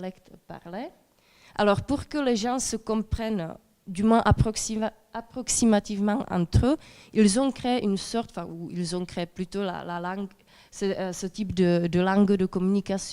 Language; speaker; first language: French; non-native, fluent; Czech